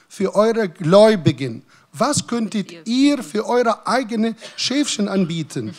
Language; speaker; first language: German; non-native, fluent; Arabic